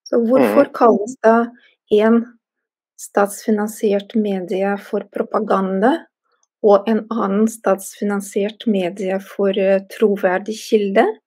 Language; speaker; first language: Norwegian; non-native, fluent; Russian